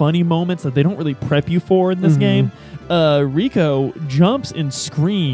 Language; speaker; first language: English; native; English